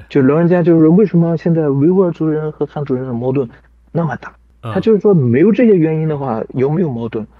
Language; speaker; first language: Chinese; non-native, local second language; Kazakh